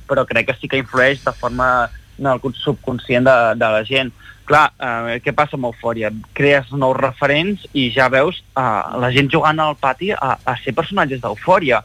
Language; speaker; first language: Catalan; early bilingual, other home language; Chinese